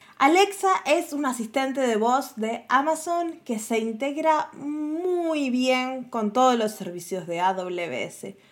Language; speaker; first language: Spanish; native; Spanish